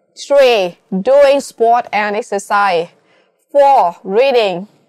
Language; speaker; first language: English; non-native, fluent; Vietnamese